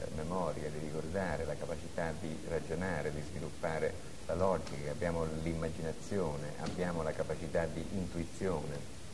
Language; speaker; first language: Italian; native; Italian